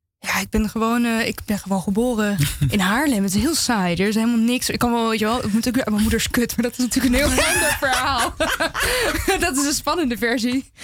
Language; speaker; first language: Dutch; native; Dutch